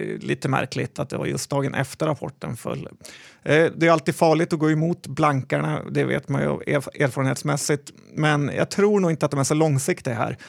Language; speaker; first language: Swedish; native; Swedish